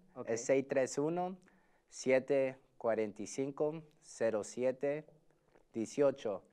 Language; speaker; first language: Spanish; early bilingual, heritage; Spanish